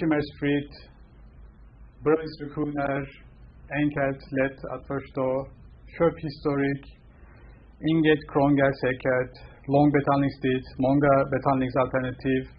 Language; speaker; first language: Swedish; non-native, fluent; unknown